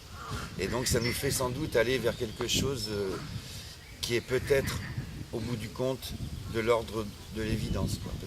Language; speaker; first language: French; native; French